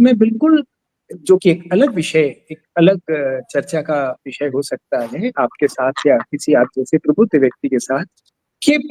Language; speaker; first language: Hindi; native; Hindi